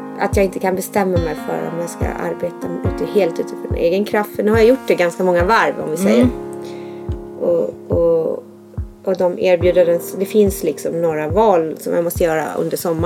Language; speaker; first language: Swedish; native; Swedish